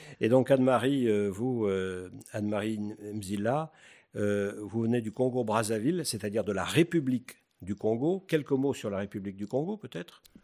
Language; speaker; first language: French; native; French